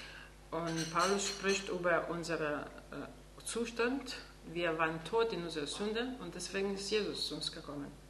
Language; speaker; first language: German; non-native, fluent; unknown